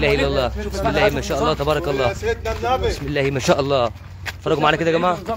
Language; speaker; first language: Arabic; native; Arabic